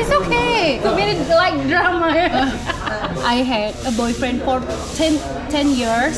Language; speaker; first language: English; non-native, learner; Indonesian